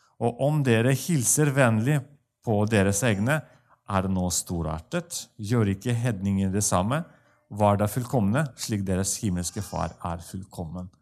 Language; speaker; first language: Norwegian; non-native, fluent; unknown